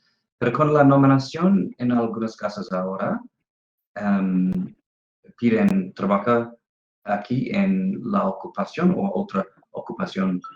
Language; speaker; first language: Spanish; non-native, fluent; English